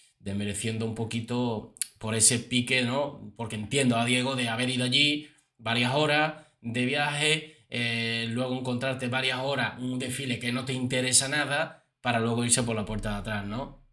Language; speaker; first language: Spanish; native; Spanish